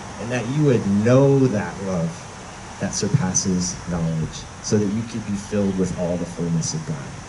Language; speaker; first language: English; native; English